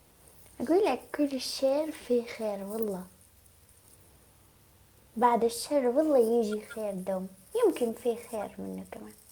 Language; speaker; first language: Arabic; non-native, learner; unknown